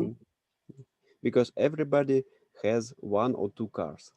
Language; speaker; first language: English; non-native, learner; Russian